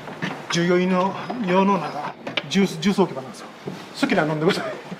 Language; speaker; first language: Japanese; native; Japanese